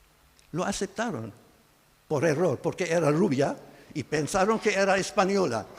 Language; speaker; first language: Spanish; non-native, fluent; Arabic